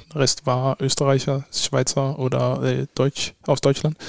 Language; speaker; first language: German; non-native, fluent; Danish